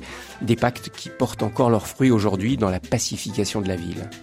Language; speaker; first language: French; native; French